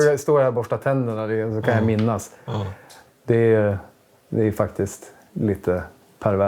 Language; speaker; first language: Swedish; native; Swedish